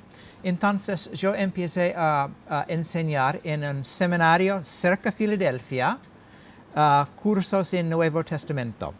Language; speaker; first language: Spanish; non-native, learner; English